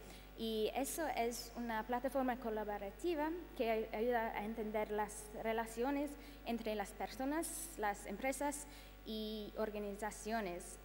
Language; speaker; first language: Spanish; non-native, fluent; English